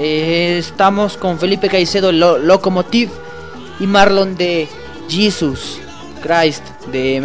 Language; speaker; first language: Spanish; native; Spanish